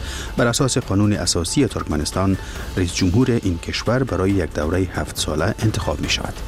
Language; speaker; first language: Persian; native; Persian